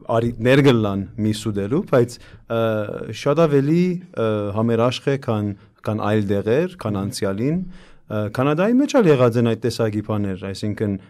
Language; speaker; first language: Armenian; early bilingual, heritage; Armenian